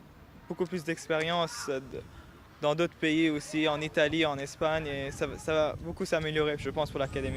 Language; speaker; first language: French; non-native, local second language; Arabic